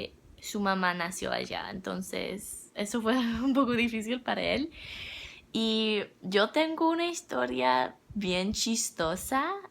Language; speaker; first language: Spanish; non-native, learner; English